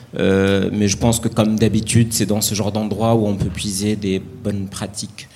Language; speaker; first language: French; non-native, local second language; Arabic